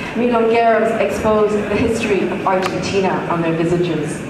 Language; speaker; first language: English; early bilingual, other home language; Vietnamese